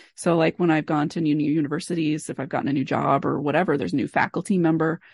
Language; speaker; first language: English; native; English